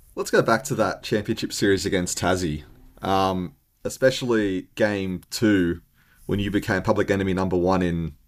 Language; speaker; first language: English; native; English